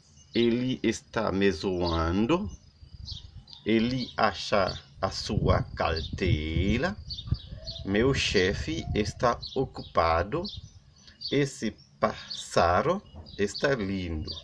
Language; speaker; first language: Portuguese; non-native, learner; Haitian Creole